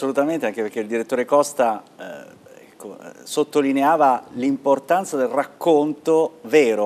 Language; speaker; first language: Italian; native; Italian